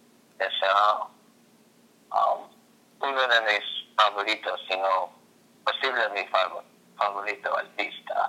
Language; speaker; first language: Spanish; non-native, fluent; English